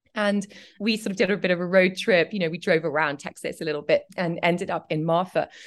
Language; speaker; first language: English; native; English